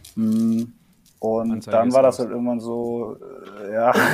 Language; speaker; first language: German; native; German